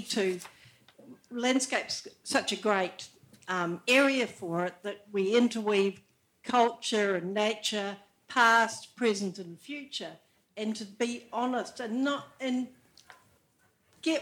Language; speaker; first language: English; native; English